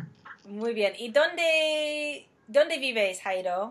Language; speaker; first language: Spanish; non-native, fluent; English